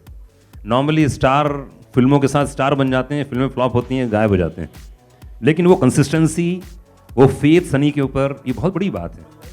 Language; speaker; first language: Hindi; native; Hindi